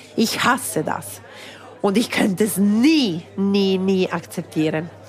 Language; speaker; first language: German; non-native, local second language; Italian